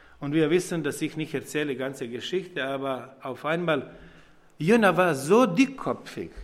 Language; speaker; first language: German; non-native, fluent; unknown